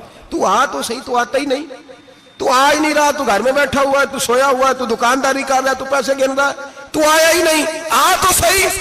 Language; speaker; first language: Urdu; non-native, local second language; Punjabi